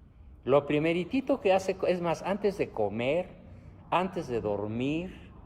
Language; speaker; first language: Spanish; native; Spanish